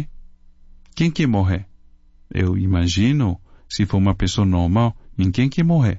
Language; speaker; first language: Portuguese; non-native, fluent; Chinese